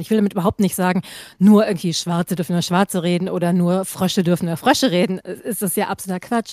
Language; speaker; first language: German; native; German